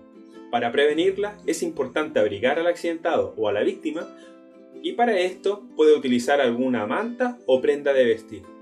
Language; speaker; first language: Spanish; native; Spanish